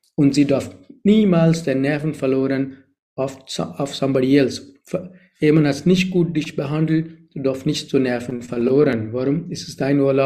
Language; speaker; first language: German; non-native, learner; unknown